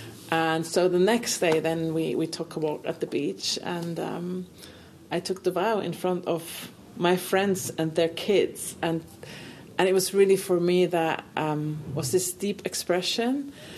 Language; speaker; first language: English; non-native, fluent; German